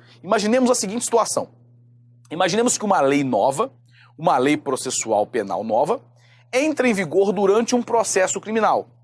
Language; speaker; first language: Portuguese; native; Portuguese